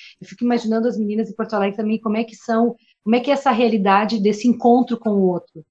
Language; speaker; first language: Portuguese; native; Portuguese